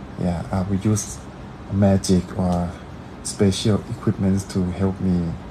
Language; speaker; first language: English; non-native, learner; Thai